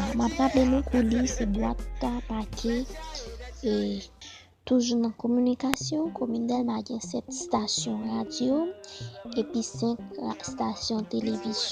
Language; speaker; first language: French; non-native, learner; Haitian Creole